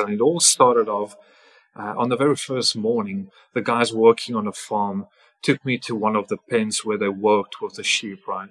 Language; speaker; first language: English; non-native, local second language; Afrikaans